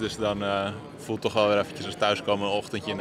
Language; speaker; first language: Dutch; native; Dutch